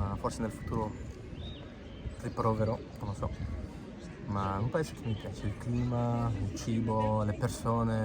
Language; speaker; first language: Italian; non-native, fluent; Spanish